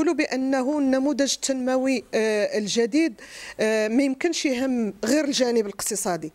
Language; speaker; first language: Arabic; native; Arabic